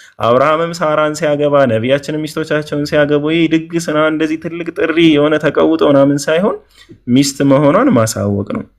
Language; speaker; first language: Amharic; native; Amharic